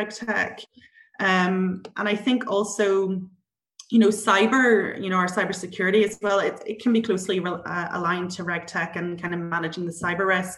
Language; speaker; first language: English; native; English